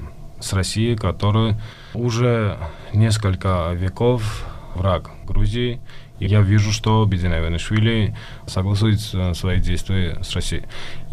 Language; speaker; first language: Russian; non-native, fluent; Georgian